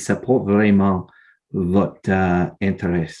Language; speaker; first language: French; non-native, learner; English